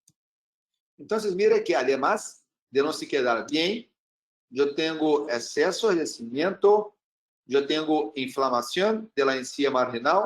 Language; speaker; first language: Spanish; non-native, learner; Portuguese